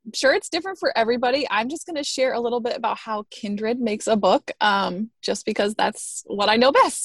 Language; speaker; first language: English; native; English